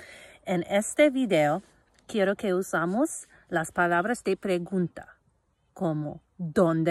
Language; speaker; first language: Spanish; non-native, fluent; English